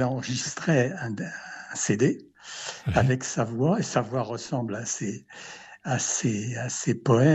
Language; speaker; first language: French; native; French